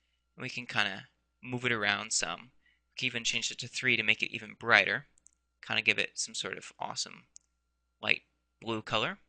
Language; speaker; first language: English; native; English